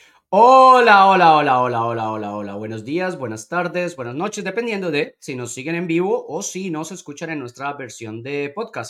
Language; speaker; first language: Spanish; native; Spanish